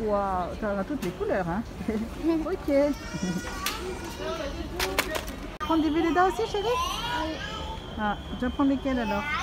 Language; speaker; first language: French; native; French